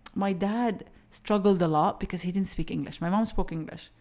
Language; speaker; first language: English; early bilingual, other home language; Arabic